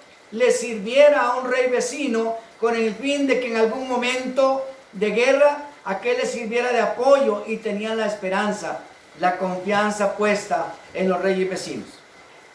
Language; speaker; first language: Spanish; native; Spanish